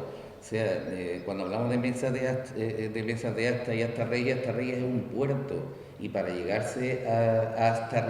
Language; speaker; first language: Spanish; native; Spanish